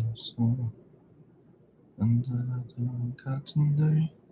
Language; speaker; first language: Korean; non-native, learner; English